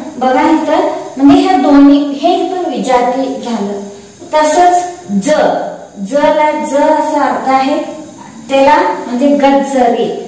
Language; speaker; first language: Marathi; non-native, local second language; Kannada